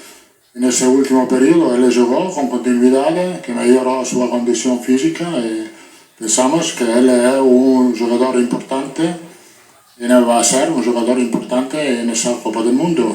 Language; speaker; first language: Spanish; non-native, fluent; Italian